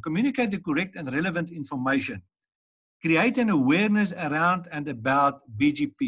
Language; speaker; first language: English; non-native, local second language; Afrikaans